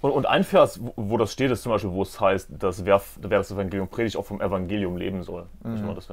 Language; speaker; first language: German; native; German